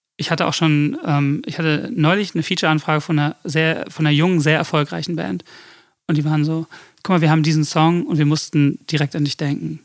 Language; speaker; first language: German; early bilingual, other home language; English